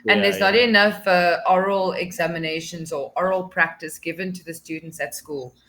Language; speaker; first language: English; non-native, fluent; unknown